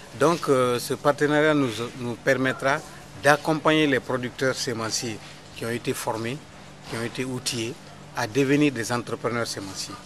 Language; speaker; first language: French; non-native, local second language; Susu